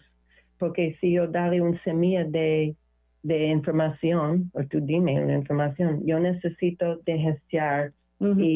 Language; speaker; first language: Spanish; non-native, learner; English